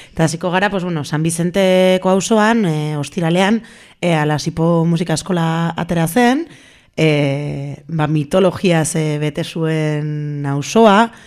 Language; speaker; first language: Basque; non-native, local second language; Spanish